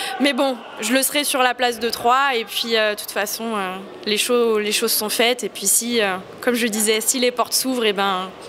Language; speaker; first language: French; native; French